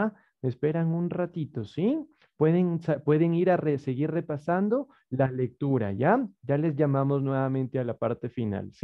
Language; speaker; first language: Spanish; native; Spanish